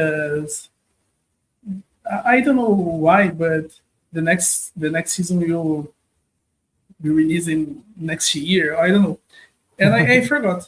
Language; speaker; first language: English; non-native, learner; Portuguese